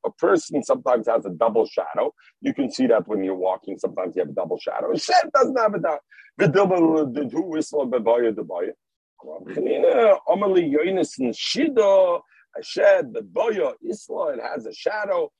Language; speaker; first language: English; native; English